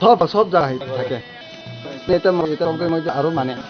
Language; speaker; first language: Bangla; non-native, local second language; Kok Borok